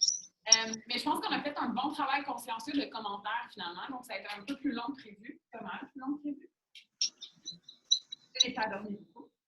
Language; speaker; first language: French; native; French